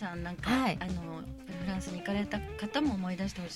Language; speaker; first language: Japanese; native; Japanese